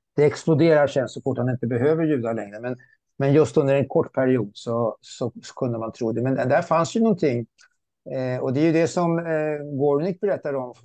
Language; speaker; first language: Swedish; early bilingual, other home language; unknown